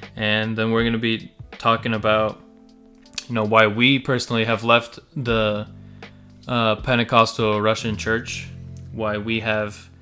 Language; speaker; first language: English; early bilingual, other home language; Russian